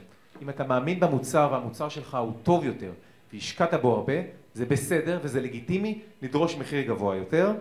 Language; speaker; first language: Hebrew; native; Hebrew